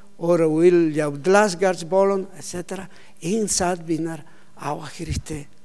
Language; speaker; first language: Mongolian; non-native, learner; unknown